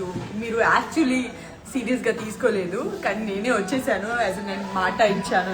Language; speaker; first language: Telugu; non-native, learner; Gujarati